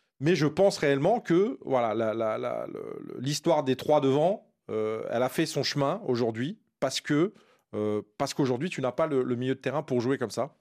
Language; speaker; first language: French; native; French